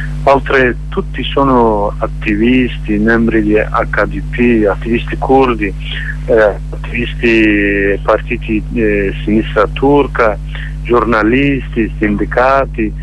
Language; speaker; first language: Italian; non-native, learner; Kurdish